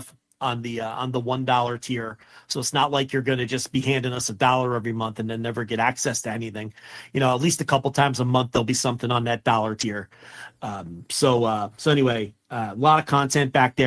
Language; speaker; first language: English; native; English